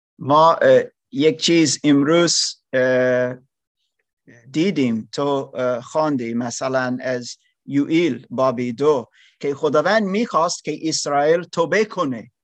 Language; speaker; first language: Persian; non-native, learner; German